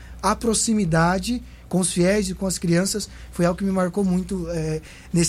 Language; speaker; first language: Portuguese; native; Portuguese